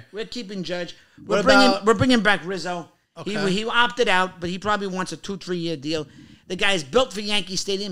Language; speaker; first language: English; native; English